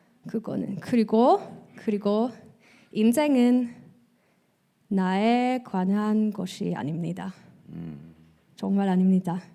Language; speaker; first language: Korean; early bilingual, heritage; Swiss German